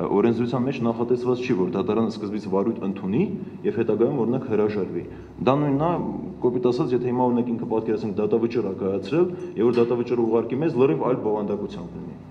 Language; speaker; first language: Armenian; native; Armenian